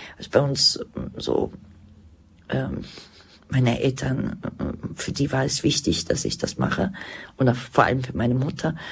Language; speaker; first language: German; early bilingual, other home language; Croatian